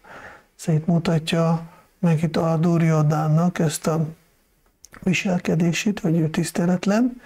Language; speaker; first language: Hungarian; non-native, fluent; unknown